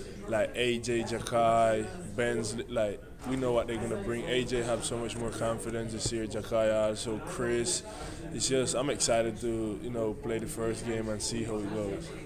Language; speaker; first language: English; non-native, fluent; Spanish